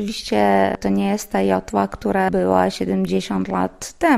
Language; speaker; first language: Polish; non-native, local second language; Lithuanian